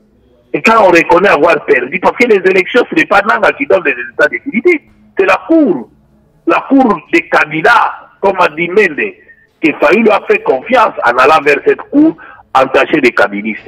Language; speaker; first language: French; non-native, local second language; Lingala